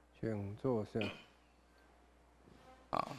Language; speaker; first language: Chinese; non-native, local second language; Min Nan Chinese